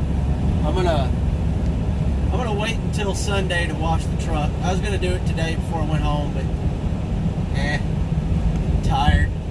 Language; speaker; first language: English; native; English